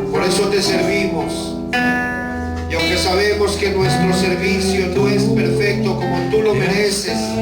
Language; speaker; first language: Spanish; native; Spanish